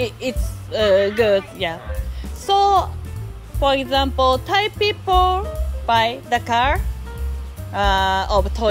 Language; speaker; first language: English; non-native, learner; Thai